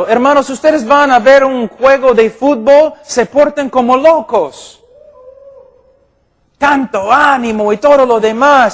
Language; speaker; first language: Spanish; non-native, fluent; English